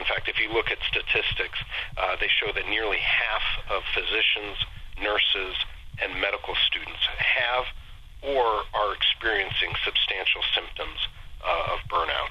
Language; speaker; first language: English; native; English